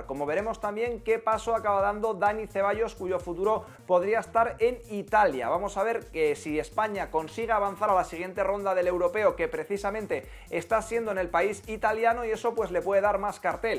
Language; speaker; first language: Spanish; native; Spanish